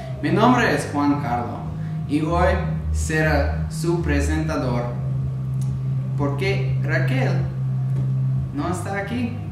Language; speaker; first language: Spanish; non-native, learner; English